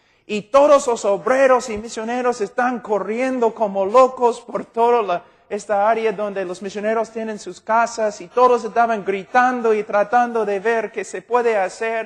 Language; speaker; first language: Spanish; non-native, fluent; English